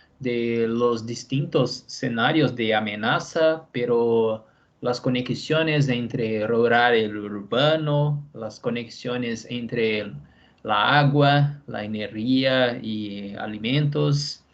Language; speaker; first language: Spanish; non-native, fluent; Portuguese